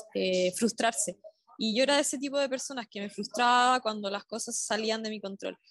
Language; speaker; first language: Spanish; native; Spanish